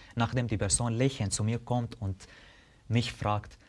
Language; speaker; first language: German; non-native, fluent; Arabic